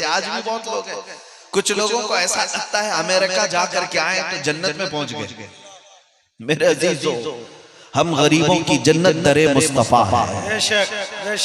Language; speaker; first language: Urdu; native; Urdu